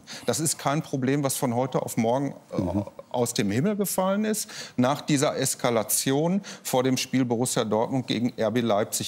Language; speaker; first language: German; native; German